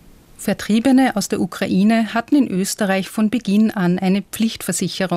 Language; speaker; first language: German; native; German